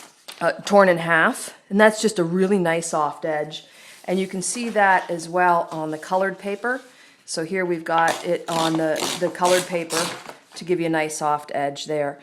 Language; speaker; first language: English; native; English